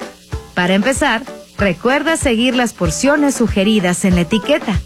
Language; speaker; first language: Spanish; native; Spanish